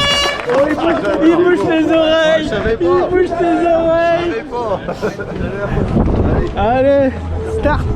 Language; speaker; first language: French; native; French